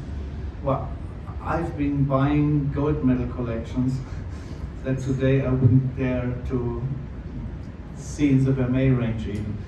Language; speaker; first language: English; non-native, fluent; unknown